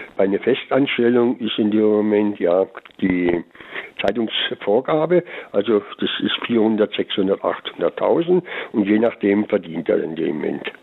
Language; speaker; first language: German; native; German